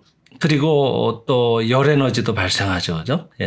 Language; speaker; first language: Korean; native; Korean